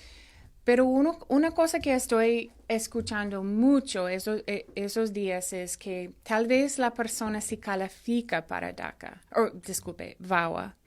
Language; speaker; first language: Spanish; non-native, fluent; English